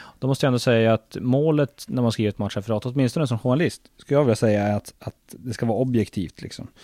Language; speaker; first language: Swedish; native; Swedish